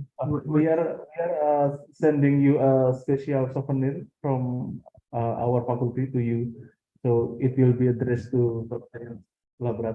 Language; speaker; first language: English; non-native, fluent; Indonesian